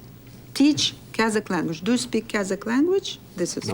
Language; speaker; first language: English; non-native, learner; Russian